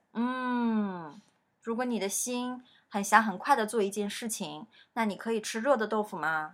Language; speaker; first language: Chinese; native; Chinese